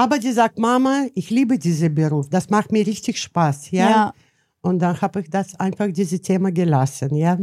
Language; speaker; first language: German; non-native, learner; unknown